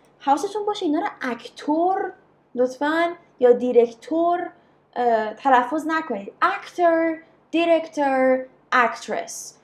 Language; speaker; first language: Persian; native; Persian